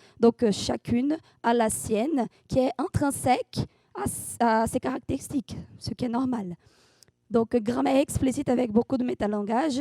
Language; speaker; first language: French; non-native, fluent; Portuguese